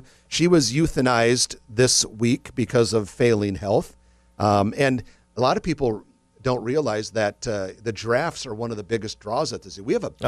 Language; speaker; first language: English; native; English